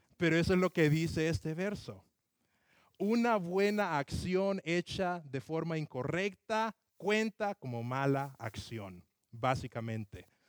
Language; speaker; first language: Spanish; early bilingual, other home language; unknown